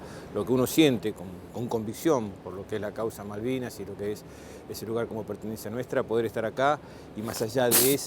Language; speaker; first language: Spanish; native; Spanish